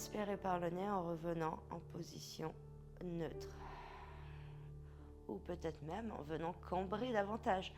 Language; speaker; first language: French; native; French